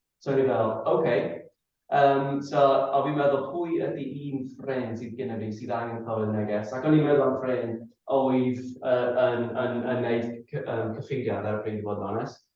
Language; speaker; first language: Welsh; non-native, fluent; English